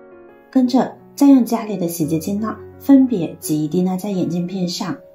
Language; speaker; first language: Chinese; native; Chinese